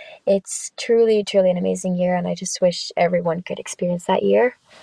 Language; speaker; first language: English; early bilingual, other home language; Finnish